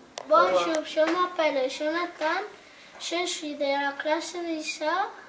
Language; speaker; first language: French; non-native, learner; Catalan